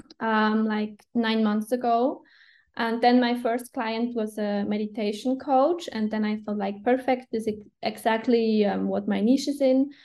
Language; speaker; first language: English; non-native, fluent; Swiss German